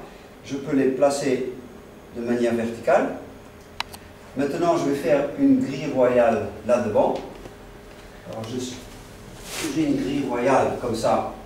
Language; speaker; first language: French; non-native, fluent; Dutch